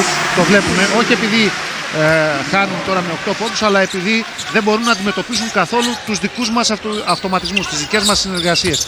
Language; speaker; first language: Greek; native; Greek